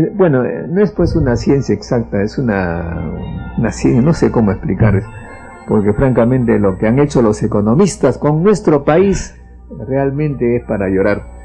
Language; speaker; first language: Spanish; native; Spanish